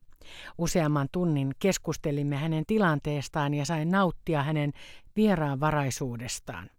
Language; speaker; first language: Finnish; native; Finnish